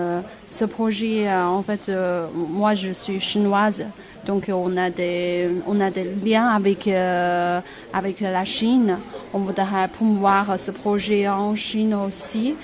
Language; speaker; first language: French; non-native, fluent; Chinese